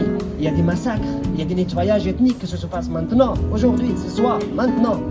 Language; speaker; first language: French; non-native, fluent; Persian